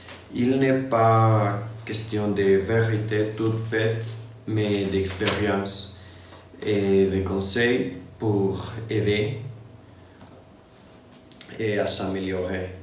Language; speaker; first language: French; non-native, learner; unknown